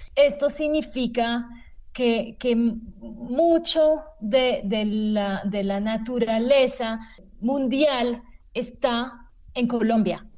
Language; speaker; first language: Spanish; non-native, fluent; French